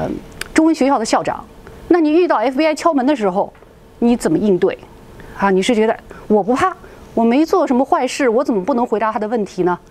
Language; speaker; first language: Chinese; native; Chinese